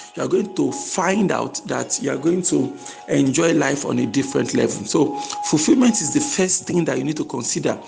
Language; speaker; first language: English; non-native, local second language; Yoruba